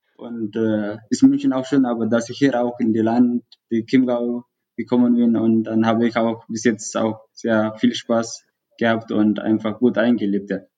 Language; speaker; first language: German; non-native, learner; Tigrinya